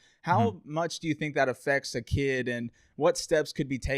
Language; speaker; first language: English; native; English